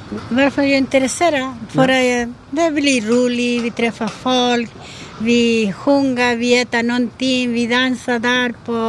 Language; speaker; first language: Swedish; non-native, learner; Spanish